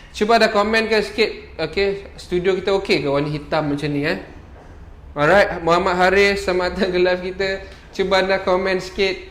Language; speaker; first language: Malay; native; Malay